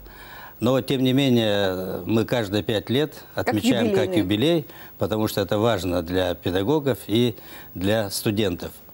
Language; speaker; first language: Russian; native; Russian